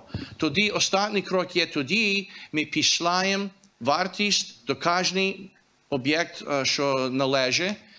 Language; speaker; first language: Ukrainian; early bilingual, heritage; Ukrainian